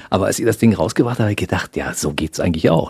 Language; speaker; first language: German; native; German